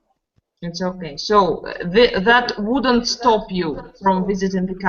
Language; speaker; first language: English; non-native, fluent; Russian